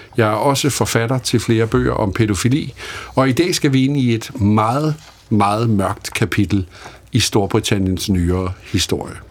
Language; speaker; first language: Danish; native; Danish